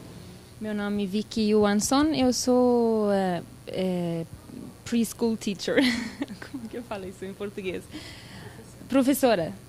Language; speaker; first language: Portuguese; non-native, fluent; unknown